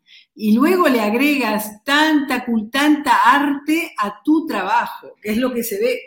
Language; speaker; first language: Spanish; native; Spanish